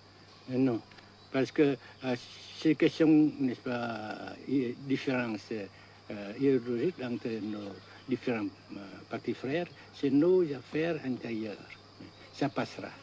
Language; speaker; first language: French; non-native, local second language; Vietnamese